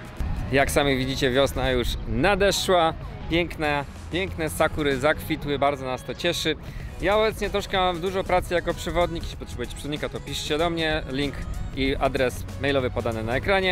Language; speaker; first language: Polish; native; Polish